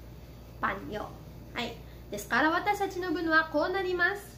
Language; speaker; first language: Japanese; non-native, fluent; Filipino